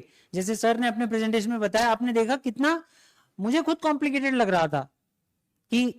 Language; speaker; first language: Hindi; native; Hindi